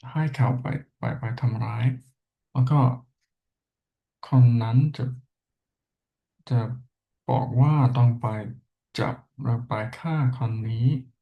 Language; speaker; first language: Thai; non-native, learner; English